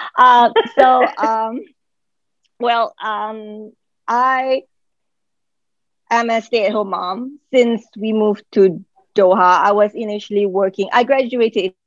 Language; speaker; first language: English; non-native, local second language; Malay